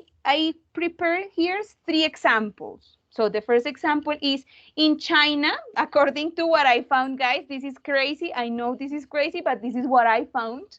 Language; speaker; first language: English; non-native, fluent; Spanish